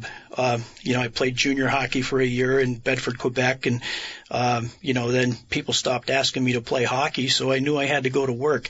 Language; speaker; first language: English; native; English